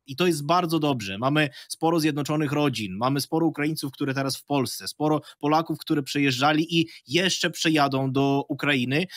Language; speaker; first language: Polish; non-native, fluent; Ukrainian